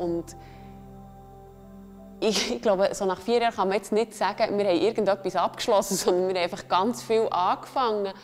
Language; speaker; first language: German; native; German